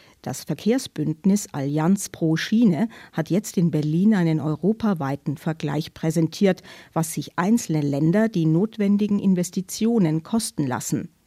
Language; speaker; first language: German; native; German